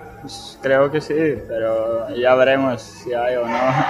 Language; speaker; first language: Spanish; non-native, fluent; Ukrainian